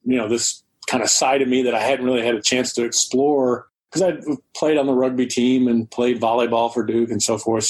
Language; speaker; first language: English; native; English